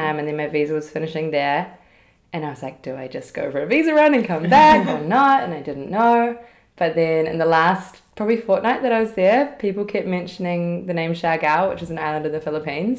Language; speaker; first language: English; native; English